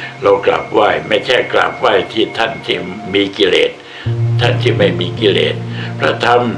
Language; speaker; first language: Thai; native; Thai